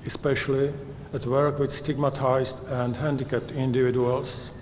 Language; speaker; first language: English; non-native, fluent; Czech